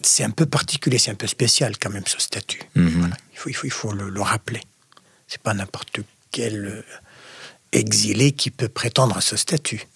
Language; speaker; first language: French; non-native, fluent; Arabic